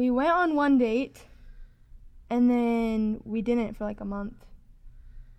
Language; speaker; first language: English; native; English